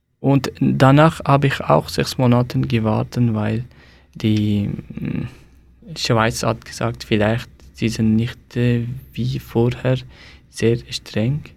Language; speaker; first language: German; non-native, learner; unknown